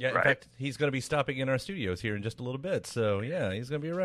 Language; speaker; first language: English; native; English